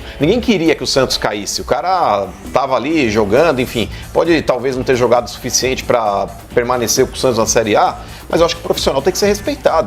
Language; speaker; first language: Portuguese; native; Portuguese